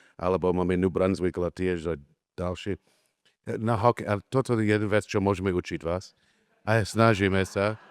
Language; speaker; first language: Slovak; non-native, learner; English